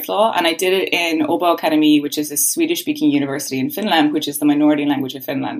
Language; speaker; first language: English; native; English